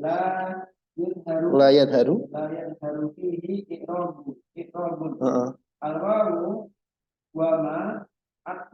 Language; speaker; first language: Arabic; non-native, learner; Indonesian